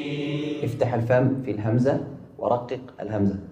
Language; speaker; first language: Arabic; native; Arabic